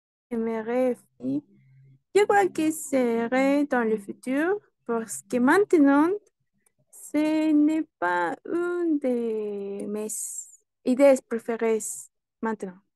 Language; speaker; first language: French; non-native, learner; Spanish